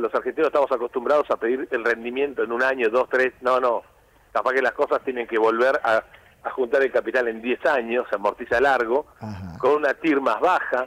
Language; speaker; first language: Spanish; native; Spanish